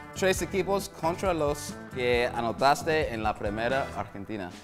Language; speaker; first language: Spanish; non-native, learner; Dutch